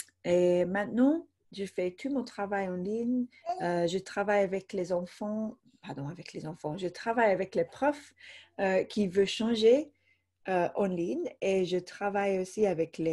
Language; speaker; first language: French; non-native, fluent; English